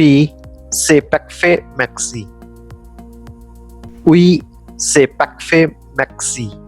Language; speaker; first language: French; non-native, fluent; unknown